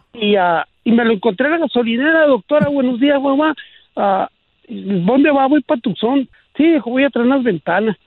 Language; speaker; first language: Spanish; native; Spanish